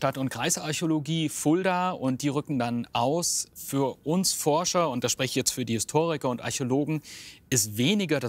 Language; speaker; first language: German; native; German